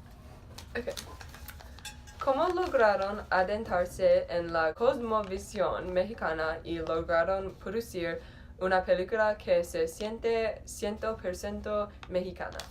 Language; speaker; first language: Spanish; non-native, learner; English